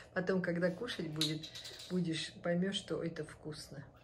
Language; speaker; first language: Russian; native; Russian